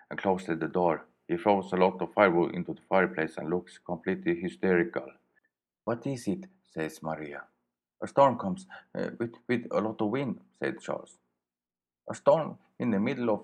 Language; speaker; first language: English; non-native, learner; Swedish